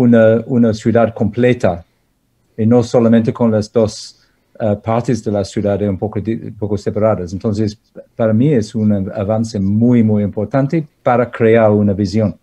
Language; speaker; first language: Spanish; non-native, fluent; English